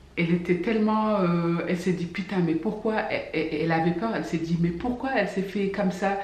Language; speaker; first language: French; non-native, local second language; Fula